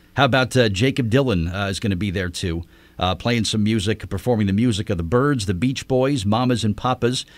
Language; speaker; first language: English; native; English